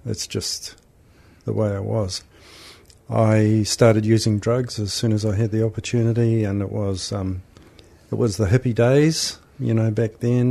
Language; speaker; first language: English; native; English